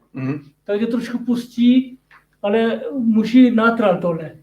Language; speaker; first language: Czech; non-native, learner; Korean